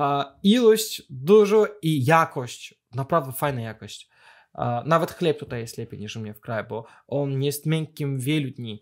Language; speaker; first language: Polish; non-native, fluent; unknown